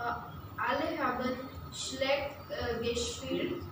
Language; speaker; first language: German; non-native, learner; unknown